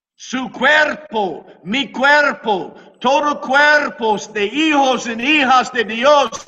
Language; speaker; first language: Spanish; non-native, learner; English